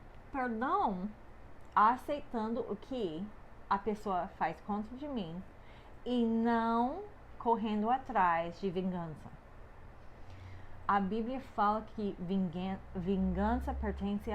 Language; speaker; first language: Portuguese; non-native, fluent; English